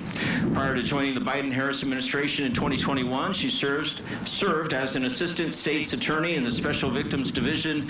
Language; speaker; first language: English; native; English